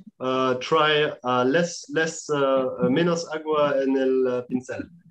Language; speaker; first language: Spanish; non-native, learner; French